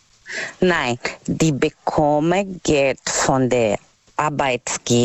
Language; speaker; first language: German; non-native, learner; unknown